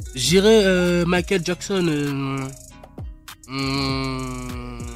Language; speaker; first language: French; non-native, local second language; Lingala